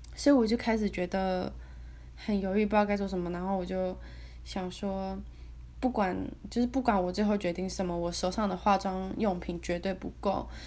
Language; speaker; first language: Chinese; native; Chinese